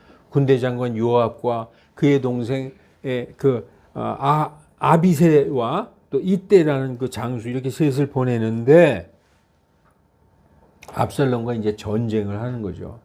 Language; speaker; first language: Korean; native; Korean